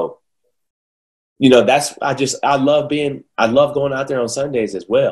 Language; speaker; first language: English; native; English